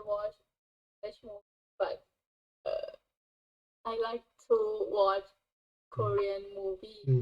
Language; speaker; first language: English; non-native, learner; Thai